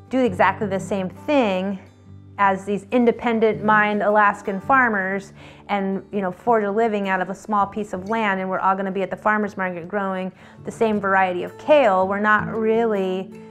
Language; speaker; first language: English; native; English